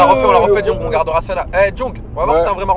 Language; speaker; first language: French; native; French